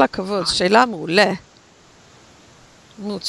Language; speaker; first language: Hebrew; non-native, fluent; English